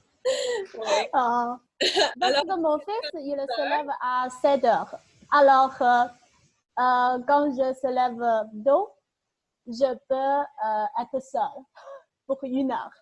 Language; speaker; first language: French; non-native, learner; Chinese